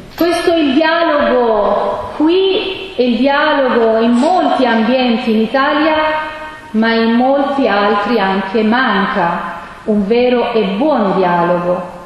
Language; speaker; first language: Italian; non-native, fluent; Persian